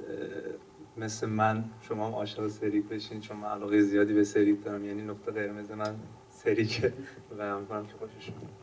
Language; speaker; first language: Persian; non-native, local second language; Turkmen